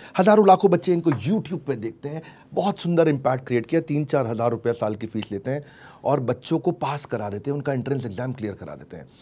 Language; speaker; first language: Hindi; native; Hindi